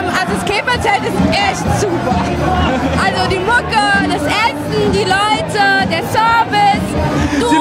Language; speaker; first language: German; early bilingual, other home language; Arabic